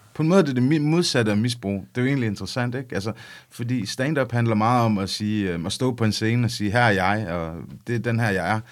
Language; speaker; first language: Danish; early bilingual, other home language; English